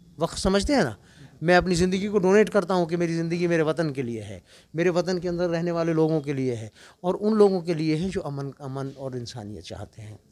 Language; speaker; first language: Urdu; non-native, local second language; Kashmiri